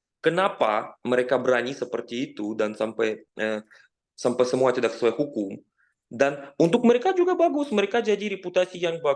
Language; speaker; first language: Indonesian; non-native, fluent; Russian